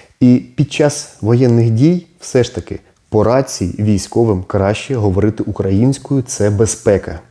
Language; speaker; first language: Ukrainian; non-native, local second language; Russian